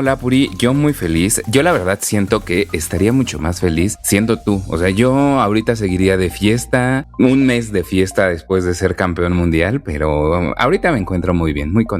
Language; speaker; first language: Spanish; native; Spanish